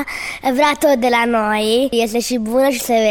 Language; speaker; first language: Romanian; early bilingual, heritage; Romanian